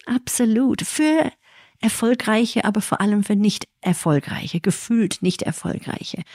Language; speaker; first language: German; early bilingual, heritage; English